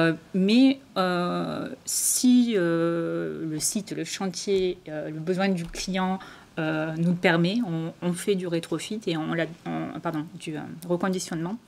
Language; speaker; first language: French; native; French